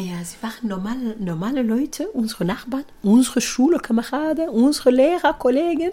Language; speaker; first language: German; non-native, fluent; Kinyarwanda